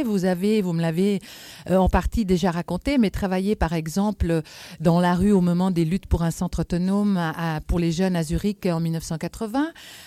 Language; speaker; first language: French; native; French